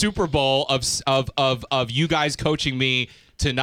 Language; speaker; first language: English; native; English